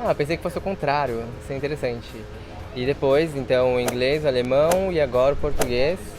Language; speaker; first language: Portuguese; native; Portuguese